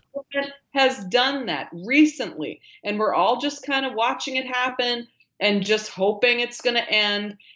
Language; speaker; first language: English; native; English